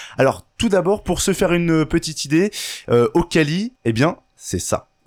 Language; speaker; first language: French; native; French